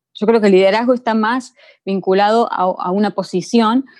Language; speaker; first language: Spanish; native; Spanish